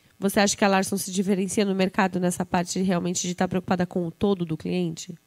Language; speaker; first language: Portuguese; native; Portuguese